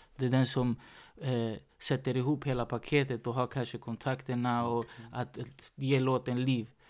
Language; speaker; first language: Swedish; early bilingual, other home language; Spanish